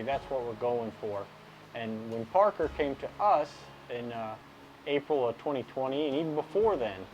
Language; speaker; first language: English; native; English